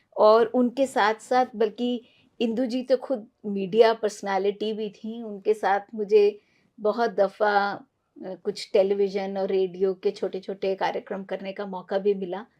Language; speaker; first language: Hindi; non-native, local second language; Punjabi